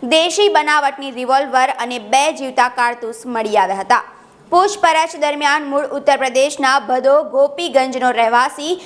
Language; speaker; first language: Gujarati; native; Gujarati